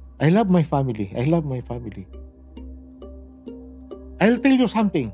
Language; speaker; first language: English; non-native, local second language; Pangasinan